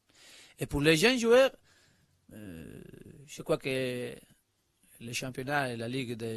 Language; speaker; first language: French; non-native, learner; Spanish